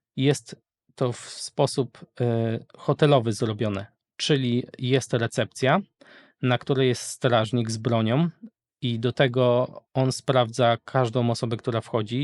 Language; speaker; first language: Polish; native; Polish